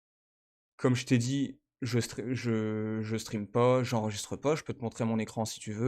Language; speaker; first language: French; native; French